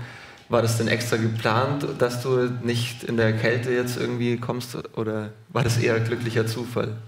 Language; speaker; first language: German; native; German